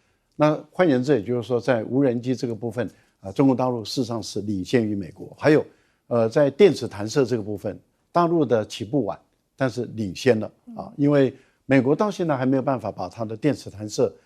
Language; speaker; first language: Chinese; native; Chinese